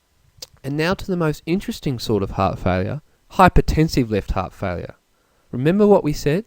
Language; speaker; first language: English; native; English